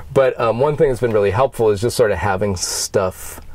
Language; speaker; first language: English; native; English